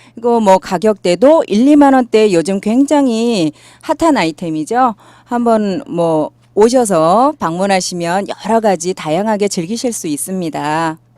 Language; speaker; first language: Korean; native; Korean